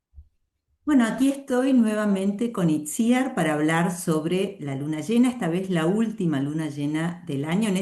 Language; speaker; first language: Spanish; native; Spanish